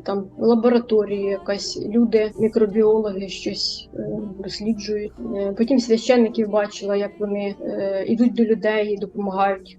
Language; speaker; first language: Ukrainian; native; Ukrainian